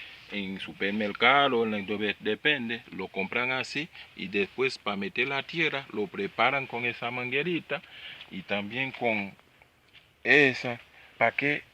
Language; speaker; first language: Spanish; non-native, learner; Haitian Creole